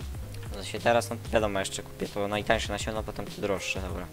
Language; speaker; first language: Polish; native; Polish